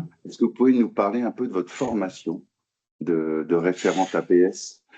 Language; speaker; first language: French; native; French